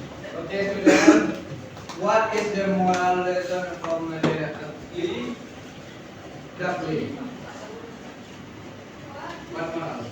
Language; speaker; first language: English; non-native, learner; Indonesian